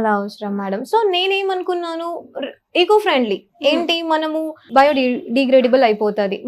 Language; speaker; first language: Telugu; non-native, local second language; Marathi